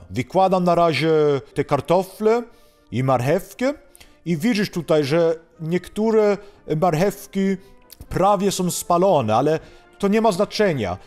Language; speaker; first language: Polish; non-native, fluent; Swedish